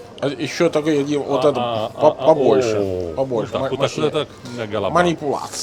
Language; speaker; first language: Russian; non-native, fluent; Italian